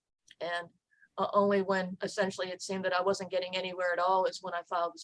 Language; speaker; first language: English; native; English